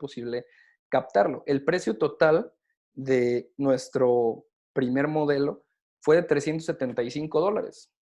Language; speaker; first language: Spanish; native; Spanish